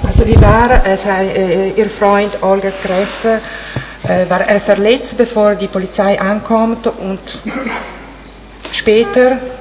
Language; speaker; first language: German; non-native, fluent; Italian